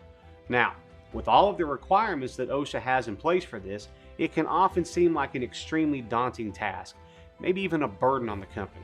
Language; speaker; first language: English; native; English